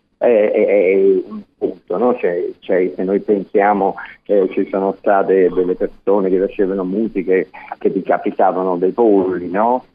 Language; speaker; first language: Italian; non-native, fluent; English